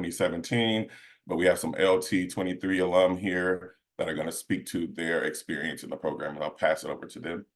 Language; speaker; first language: English; native; English